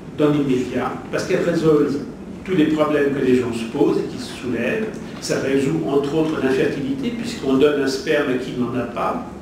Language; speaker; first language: French; native; French